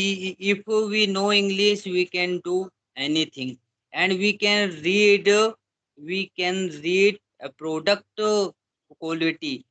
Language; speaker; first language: English; non-native, learner; Hindi